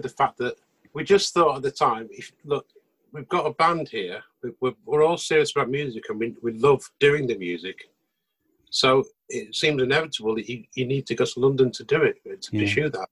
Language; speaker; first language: English; native; English